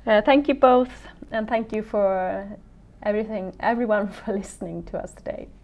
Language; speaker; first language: English; non-native, fluent; Norwegian